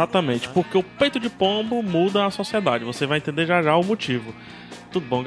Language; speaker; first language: Portuguese; native; Portuguese